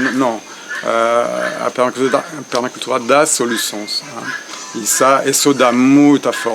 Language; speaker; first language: Portuguese; non-native, fluent; French